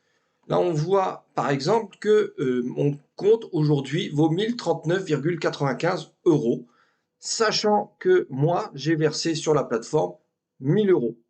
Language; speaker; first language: French; native; French